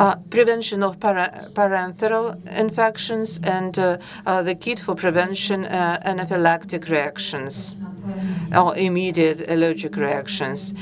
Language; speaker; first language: English; non-native, fluent; Russian